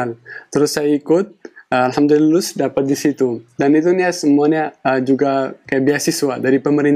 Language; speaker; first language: Indonesian; non-native, fluent; Pashto